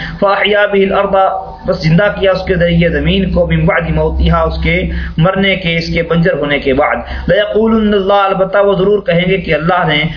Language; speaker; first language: Urdu; non-native, local second language; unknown